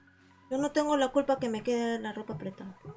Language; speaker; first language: Spanish; native; Spanish